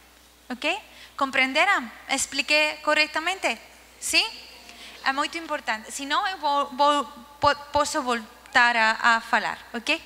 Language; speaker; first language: Portuguese; non-native, learner; Spanish